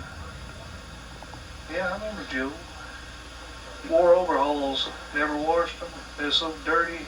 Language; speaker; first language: English; native; English